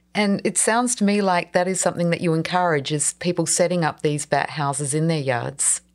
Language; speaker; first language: English; native; English